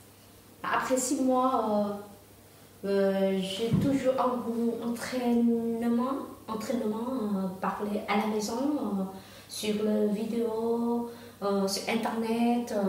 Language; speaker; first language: French; non-native, learner; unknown